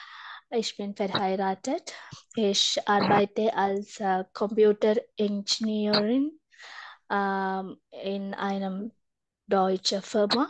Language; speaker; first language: German; non-native, learner; Malayalam